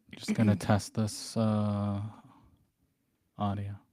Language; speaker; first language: English; native; English